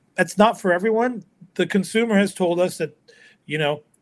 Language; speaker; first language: English; native; English